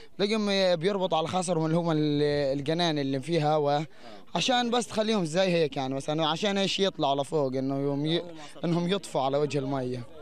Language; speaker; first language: Arabic; native; Arabic